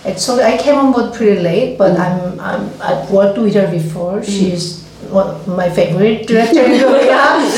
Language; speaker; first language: English; non-native, fluent; Korean